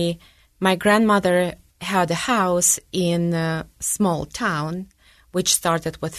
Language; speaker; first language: English; non-native, fluent; Russian